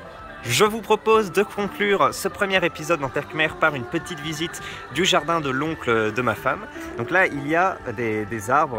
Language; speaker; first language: French; native; French